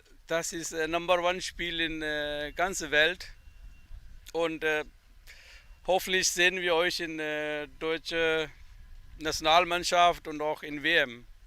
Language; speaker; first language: German; non-native, fluent; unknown